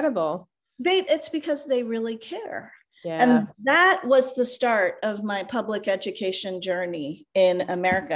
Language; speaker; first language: English; non-native, local second language; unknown